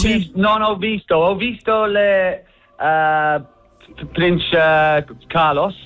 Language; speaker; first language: Italian; non-native, learner; English